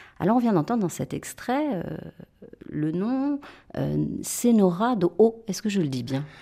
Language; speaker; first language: French; native; French